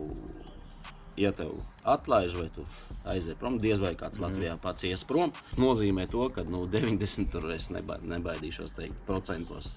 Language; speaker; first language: Latvian; non-native, local second language; Russian